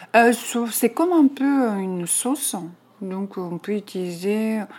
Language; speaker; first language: French; non-native, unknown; Japanese